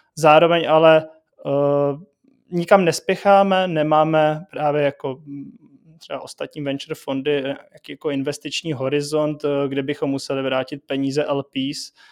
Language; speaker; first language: Czech; native; Czech